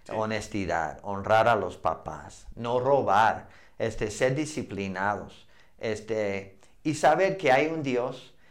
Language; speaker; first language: Spanish; non-native, fluent; English